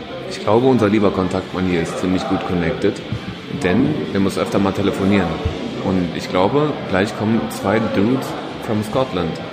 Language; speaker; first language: German; native; German